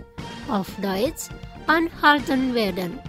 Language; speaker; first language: German; non-native, fluent; Indonesian